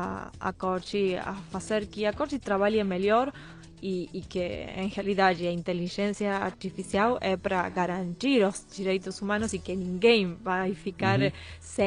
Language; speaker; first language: Portuguese; non-native, fluent; Spanish